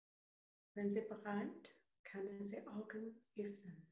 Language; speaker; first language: German; non-native, learner; Chinese